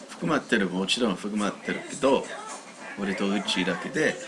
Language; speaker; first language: Japanese; non-native, fluent; English